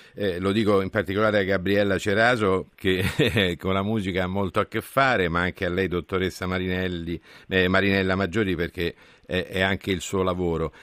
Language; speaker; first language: Italian; native; Italian